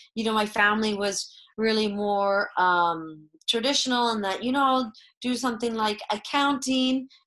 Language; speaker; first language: English; native; English